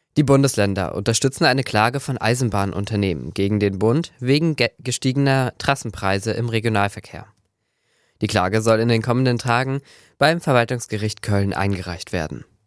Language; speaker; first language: German; native; German